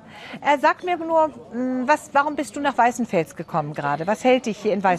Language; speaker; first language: German; native; German